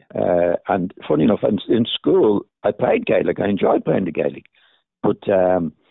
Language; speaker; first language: English; native; English